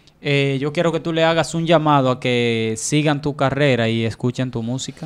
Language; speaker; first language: Spanish; native; Spanish